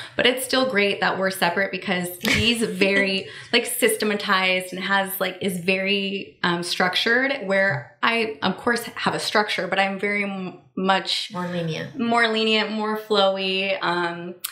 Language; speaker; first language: English; native; English